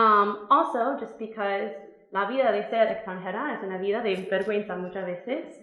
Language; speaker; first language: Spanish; non-native, fluent; English